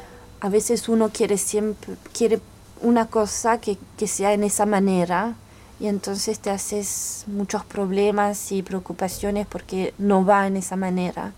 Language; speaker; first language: Spanish; early bilingual, heritage; French